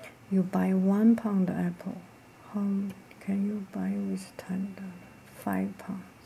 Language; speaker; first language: English; non-native, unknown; Chinese